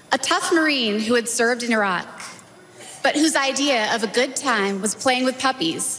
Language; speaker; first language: English; native; English